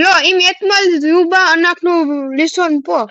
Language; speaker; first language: Hebrew; non-native, learner; Gujarati